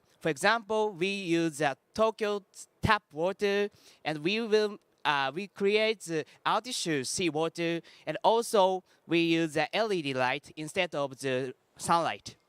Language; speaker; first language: English; non-native, learner; Japanese